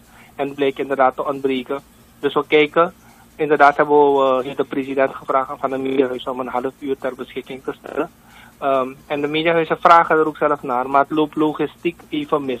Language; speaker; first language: Dutch; native; Dutch